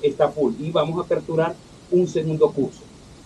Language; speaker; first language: Spanish; native; Spanish